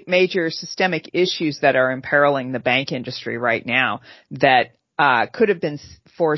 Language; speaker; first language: English; native; English